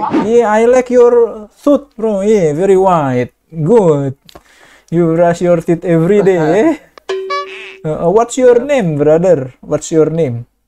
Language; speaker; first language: English; non-native, learner; Indonesian